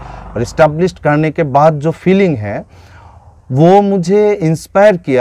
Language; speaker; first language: Hindi; non-native, fluent; Bangla